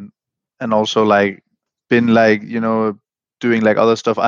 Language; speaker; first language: English; non-native, fluent; Danish